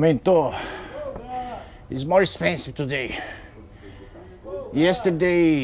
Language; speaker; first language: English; non-native, learner; Portuguese